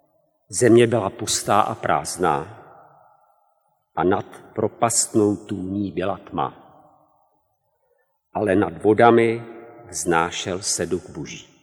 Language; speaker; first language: Czech; native; Czech